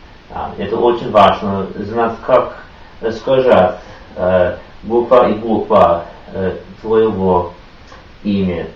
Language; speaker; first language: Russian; non-native, learner; English